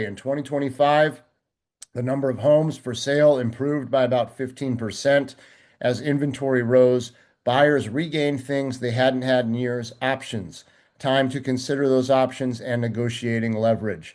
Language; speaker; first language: English; native; English